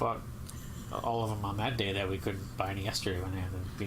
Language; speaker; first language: English; native; English